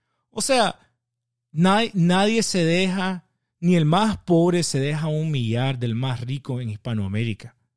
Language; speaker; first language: Spanish; native; Spanish